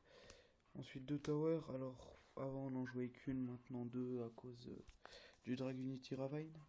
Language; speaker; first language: French; native; French